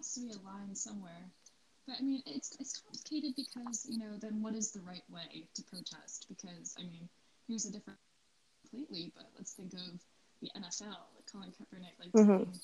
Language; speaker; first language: English; native; English